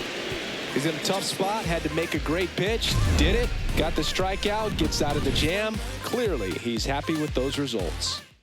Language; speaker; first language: English; native; English